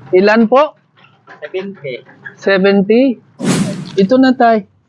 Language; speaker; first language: Filipino; non-native, learner; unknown